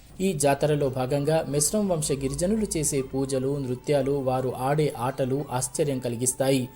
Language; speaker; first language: Telugu; native; Telugu